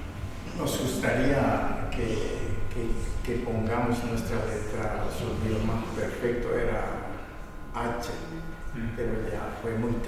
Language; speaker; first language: Spanish; non-native, local second language; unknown